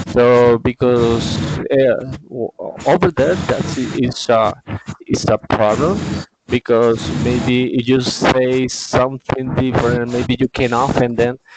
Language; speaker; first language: English; non-native, learner; Spanish